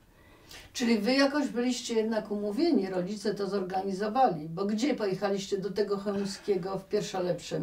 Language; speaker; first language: Polish; native; Polish